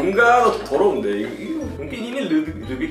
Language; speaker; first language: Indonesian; non-native, learner; Korean